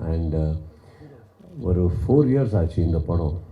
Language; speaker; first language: Tamil; non-native, local second language; Kannada